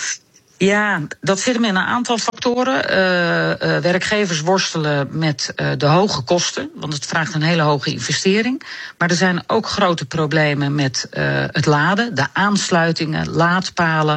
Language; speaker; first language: Dutch; native; Dutch